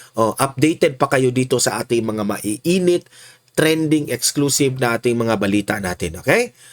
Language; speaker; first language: Filipino; non-native, local second language; Cebuano